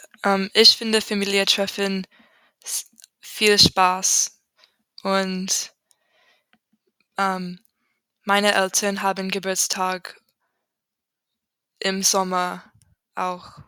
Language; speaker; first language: German; non-native, learner; English